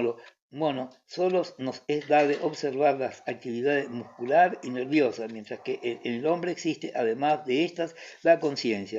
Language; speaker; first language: Spanish; native; Spanish